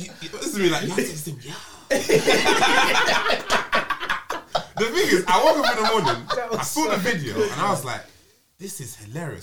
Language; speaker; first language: English; non-native, fluent; French